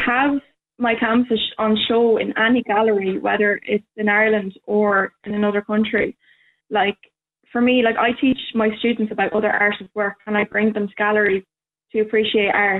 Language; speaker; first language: English; native; English